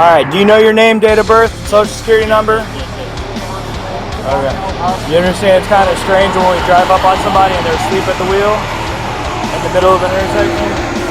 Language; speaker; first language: English; native; English